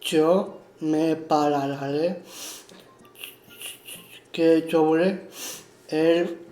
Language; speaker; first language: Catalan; non-native, local second language; Spanish